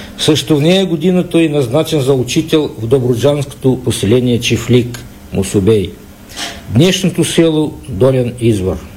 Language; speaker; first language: Bulgarian; early bilingual, heritage; Bulgarian